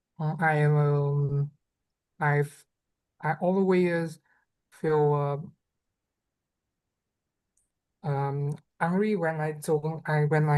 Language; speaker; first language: English; non-native, learner; Vietnamese